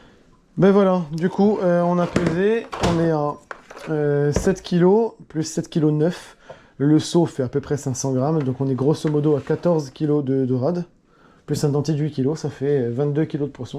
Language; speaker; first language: French; native; French